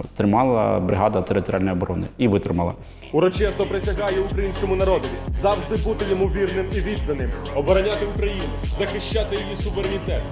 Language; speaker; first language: Ukrainian; native; Ukrainian